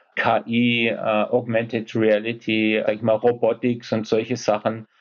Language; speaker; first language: German; native; German